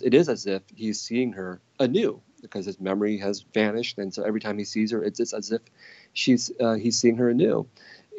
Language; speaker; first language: English; native; English